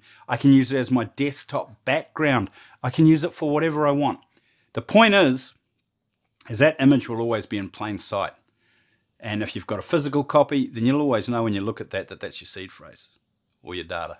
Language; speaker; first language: English; native; English